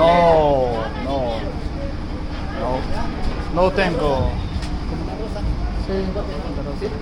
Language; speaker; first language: Spanish; non-native, learner; Chinese